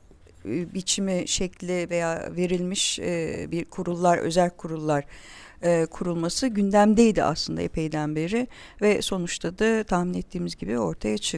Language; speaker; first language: Turkish; native; Turkish